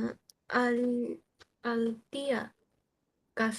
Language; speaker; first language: Spanish; non-native, learner; Bangla